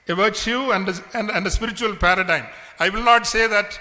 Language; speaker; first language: English; non-native, local second language; Tamil